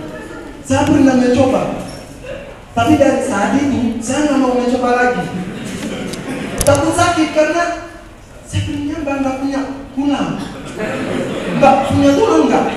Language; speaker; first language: Indonesian; non-native, fluent; Ganda